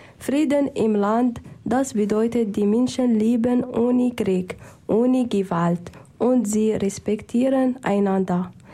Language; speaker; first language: German; non-native, learner; Arabic